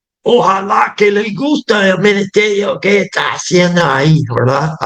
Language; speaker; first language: Spanish; non-native, fluent; English